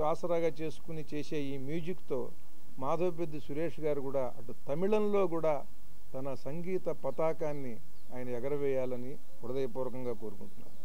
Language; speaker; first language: Telugu; native; Telugu